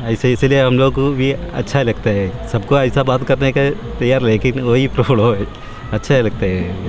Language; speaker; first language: Hindi; non-native, local second language; Malayalam